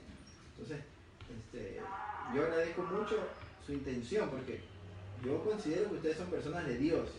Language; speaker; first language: Spanish; native; Spanish